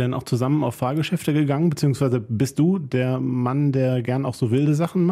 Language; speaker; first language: German; native; German